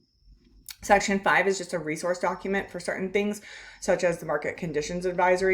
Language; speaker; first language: English; native; English